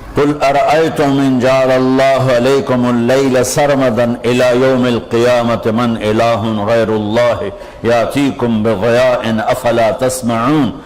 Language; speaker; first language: Urdu; non-native, local second language; Punjabi